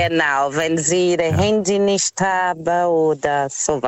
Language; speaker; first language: German; non-native, learner; Portuguese